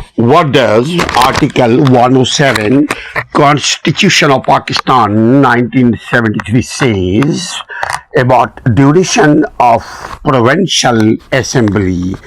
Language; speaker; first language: English; non-native, local second language; Urdu